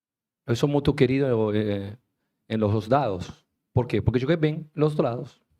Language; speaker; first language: Portuguese; non-native, fluent; Spanish